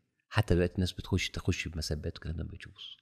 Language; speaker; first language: Arabic; native; Arabic